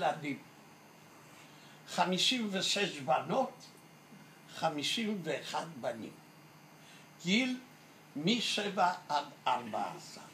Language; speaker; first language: Hebrew; non-native, fluent; Yiddish